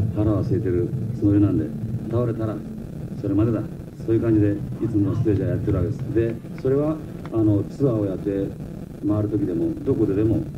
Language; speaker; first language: Japanese; native; Japanese